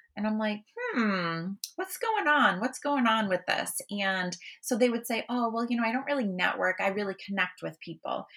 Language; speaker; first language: English; native; English